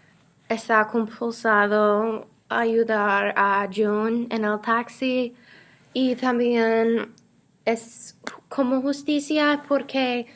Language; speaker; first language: Spanish; non-native, learner; English